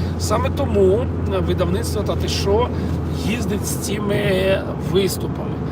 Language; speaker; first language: Ukrainian; non-native, local second language; Russian